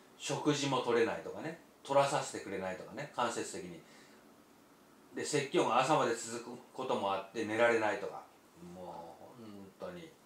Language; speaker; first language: Japanese; native; Japanese